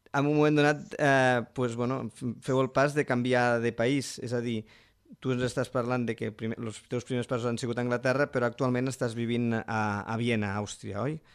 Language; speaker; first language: Catalan; native; Catalan